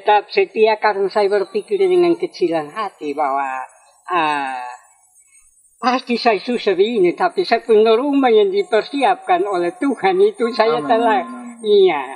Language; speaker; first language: Indonesian; non-native, local second language; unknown